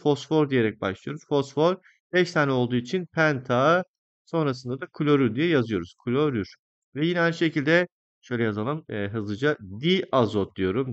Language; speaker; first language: Turkish; native; Turkish